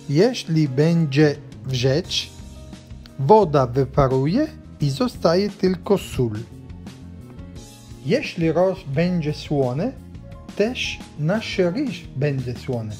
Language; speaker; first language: Polish; non-native, learner; Italian